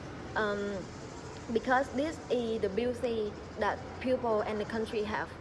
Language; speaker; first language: English; non-native, learner; Vietnamese